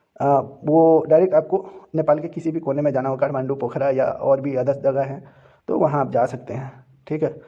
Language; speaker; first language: Hindi; native; Hindi